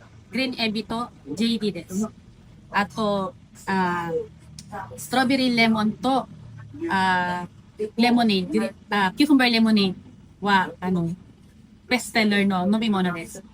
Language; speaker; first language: Japanese; non-native, learner; Filipino